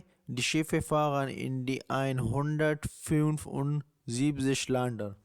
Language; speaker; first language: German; non-native, learner; Urdu